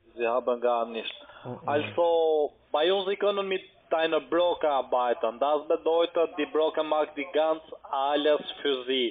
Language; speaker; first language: German; non-native, learner; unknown